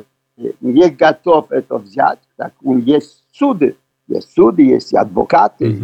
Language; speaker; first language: Russian; non-native, learner; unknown